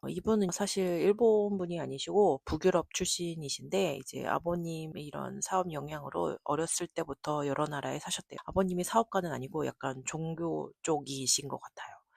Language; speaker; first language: Korean; native; Korean